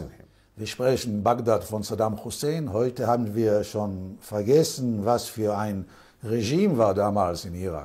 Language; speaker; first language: German; non-native, fluent; Hebrew